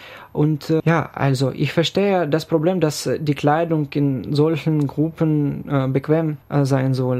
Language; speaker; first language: German; non-native, fluent; Ukrainian